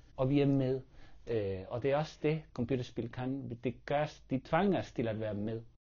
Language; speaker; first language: Danish; non-native, fluent; Spanish